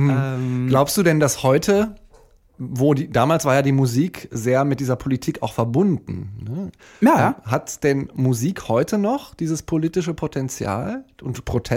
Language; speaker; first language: German; native; German